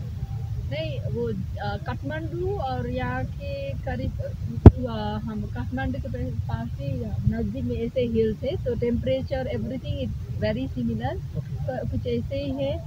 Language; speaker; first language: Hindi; non-native, learner; Nepali